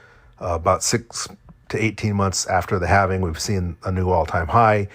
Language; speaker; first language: English; native; English